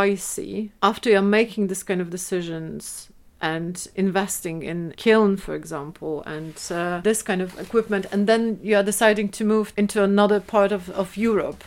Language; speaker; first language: English; non-native, fluent; Polish